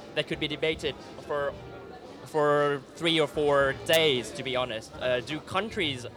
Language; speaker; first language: English; non-native, fluent; Thai